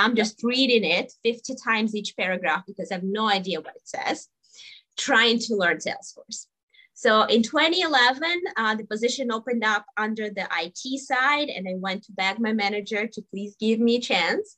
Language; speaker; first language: English; non-native, fluent; Russian